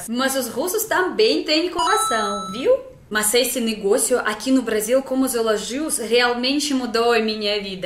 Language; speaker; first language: Portuguese; non-native, fluent; Russian